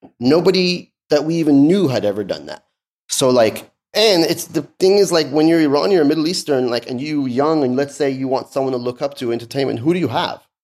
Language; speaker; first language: English; early bilingual, other home language; Persian